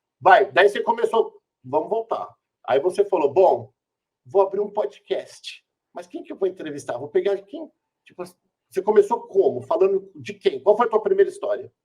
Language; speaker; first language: Portuguese; native; Portuguese